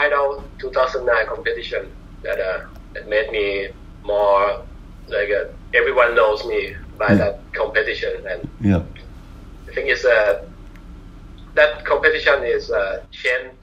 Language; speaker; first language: English; non-native, learner; Thai